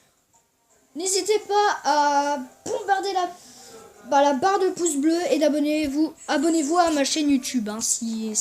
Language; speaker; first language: French; native; French